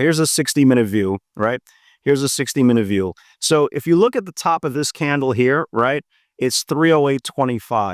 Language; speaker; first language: English; native; English